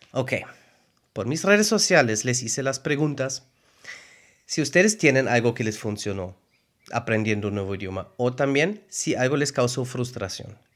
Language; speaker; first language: Spanish; non-native, fluent; German